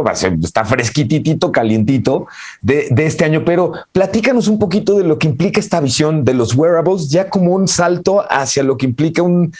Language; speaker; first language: Spanish; native; Spanish